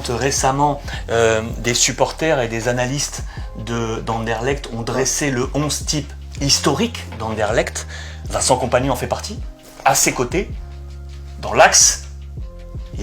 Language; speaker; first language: French; native; French